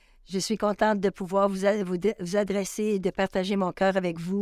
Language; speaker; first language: French; native; French